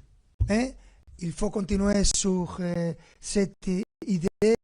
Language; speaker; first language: French; non-native, fluent; Spanish